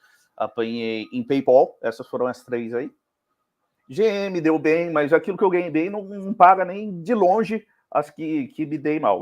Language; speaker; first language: Portuguese; native; Portuguese